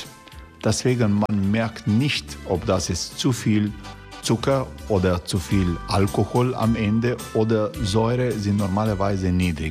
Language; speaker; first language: German; non-native, learner; Croatian